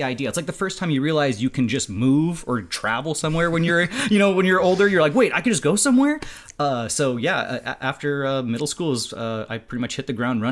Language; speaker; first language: English; native; English